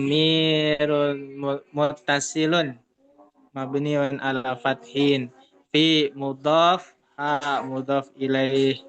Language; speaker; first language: Arabic; non-native, learner; Indonesian